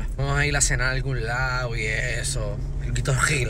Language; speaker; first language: Spanish; native; Spanish